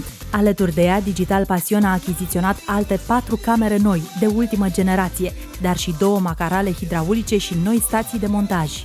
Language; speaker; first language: Romanian; native; Romanian